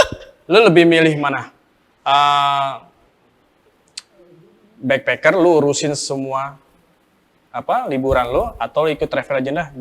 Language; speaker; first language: Indonesian; native; Indonesian